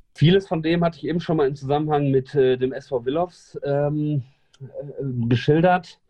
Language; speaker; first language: German; native; German